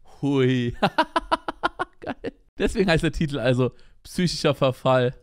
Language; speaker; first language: German; native; German